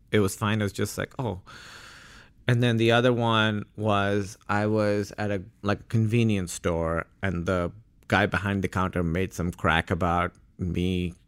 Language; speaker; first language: English; non-native, local second language; Urdu